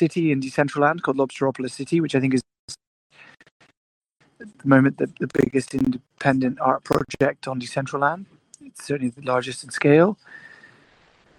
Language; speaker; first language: English; native; English